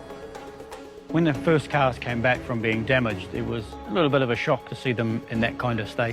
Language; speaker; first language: English; native; English